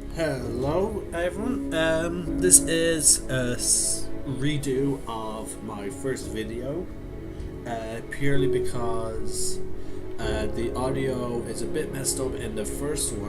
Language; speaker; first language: English; native; English